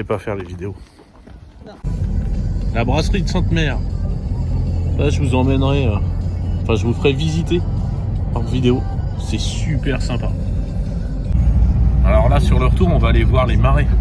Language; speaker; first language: French; native; French